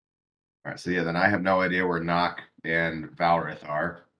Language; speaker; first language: English; native; English